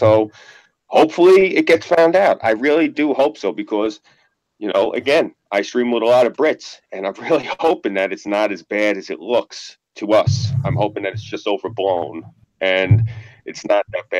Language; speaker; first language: English; native; English